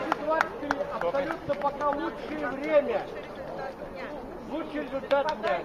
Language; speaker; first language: Russian; native; Russian